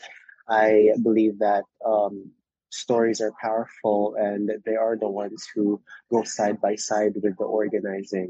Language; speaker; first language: English; non-native, local second language; Filipino